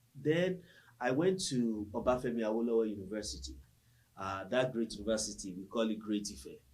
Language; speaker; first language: English; non-native, local second language; Yoruba